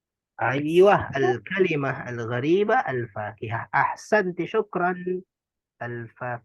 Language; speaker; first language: Arabic; non-native, fluent; Indonesian